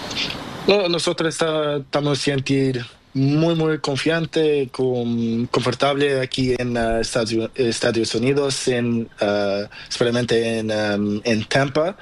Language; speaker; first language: Spanish; non-native, learner; Portuguese